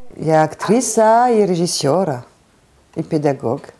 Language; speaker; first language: Russian; non-native, learner; French